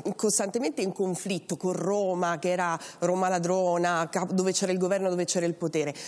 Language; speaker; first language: Italian; native; Italian